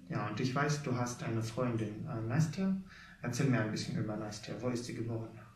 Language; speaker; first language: German; non-native, fluent; Russian